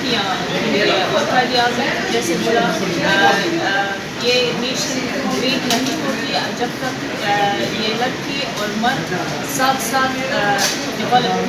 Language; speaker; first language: Hindi; non-native, learner; Arabic